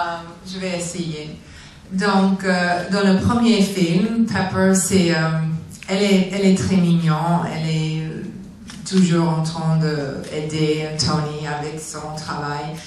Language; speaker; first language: French; non-native, learner; English